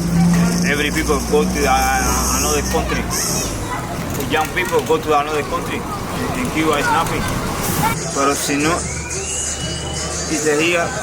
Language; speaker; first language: English; non-native, learner; Spanish